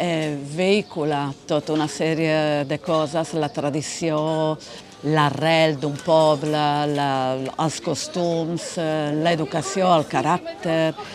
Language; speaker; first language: Catalan; non-native, fluent; Italian